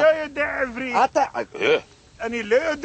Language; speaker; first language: Hebrew; non-native, learner; Arabic